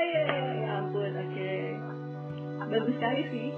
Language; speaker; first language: Indonesian; native; Indonesian